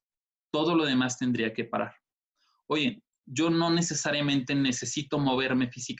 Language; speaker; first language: Spanish; native; Spanish